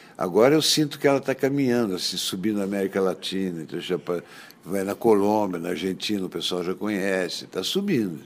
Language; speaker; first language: Portuguese; native; Portuguese